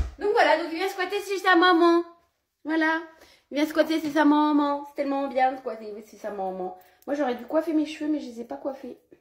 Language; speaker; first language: French; early bilingual, other home language; Portuguese